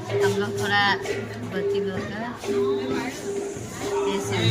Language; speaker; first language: Hindi; non-native, local second language; Assamese